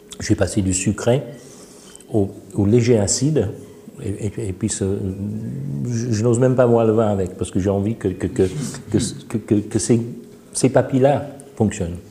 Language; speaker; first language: French; non-native, fluent; English